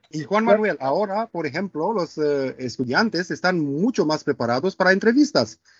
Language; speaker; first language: Spanish; non-native, fluent; Romanian